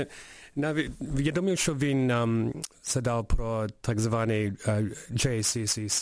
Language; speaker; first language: Ukrainian; early bilingual, heritage; Ukrainian